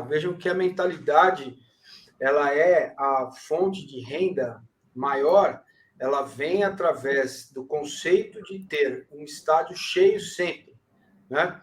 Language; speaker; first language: Portuguese; native; Portuguese